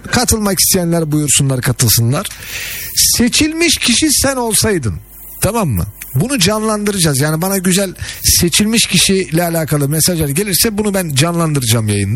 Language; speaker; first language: Turkish; native; Turkish